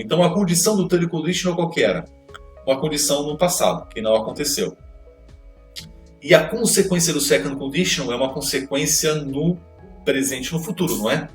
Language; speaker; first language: Portuguese; native; Portuguese